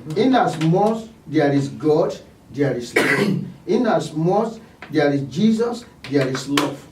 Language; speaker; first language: English; non-native, local second language; Yoruba